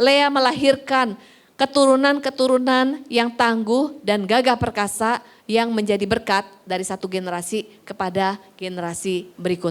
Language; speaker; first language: Indonesian; native; Indonesian